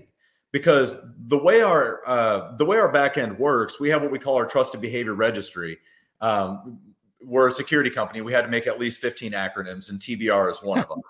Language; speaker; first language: English; native; English